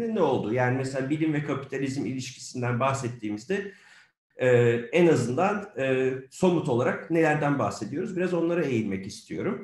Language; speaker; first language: Turkish; native; Turkish